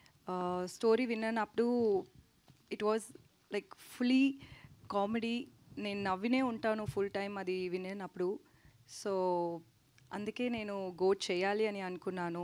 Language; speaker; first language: Telugu; non-native, learner; Tamil